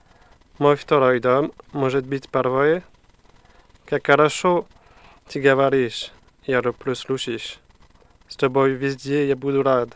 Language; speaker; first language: Russian; non-native, learner; French